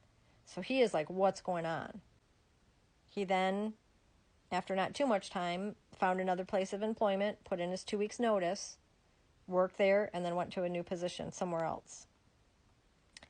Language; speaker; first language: English; native; English